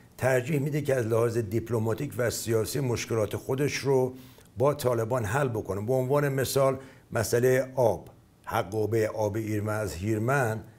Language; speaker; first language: Persian; native; Persian